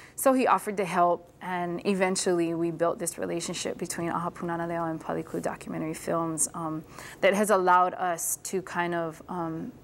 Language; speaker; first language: English; native; English